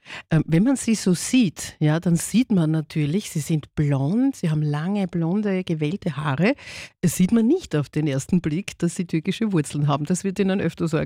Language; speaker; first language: German; native; German